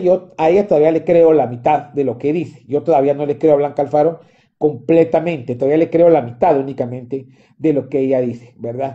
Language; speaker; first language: Spanish; native; Spanish